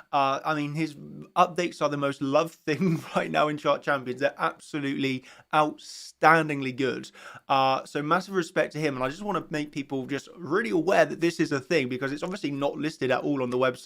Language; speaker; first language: English; native; English